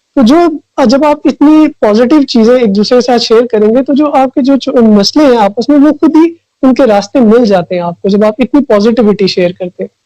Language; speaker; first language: Urdu; non-native, local second language; Punjabi